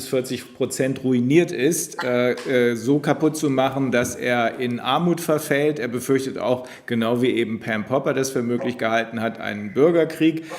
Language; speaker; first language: German; native; German